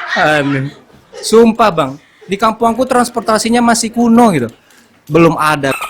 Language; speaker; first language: Indonesian; non-native, local second language; Minangkabau